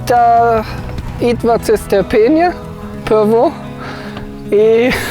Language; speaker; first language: Bulgarian; non-native, fluent; German